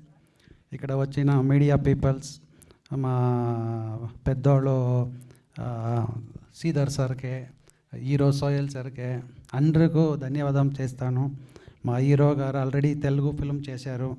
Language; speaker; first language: Telugu; non-native, local second language; Kannada